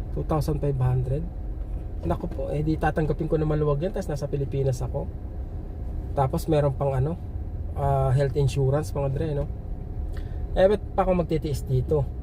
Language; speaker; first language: Filipino; native; Filipino